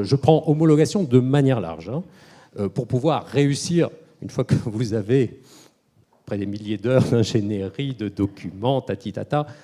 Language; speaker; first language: French; native; French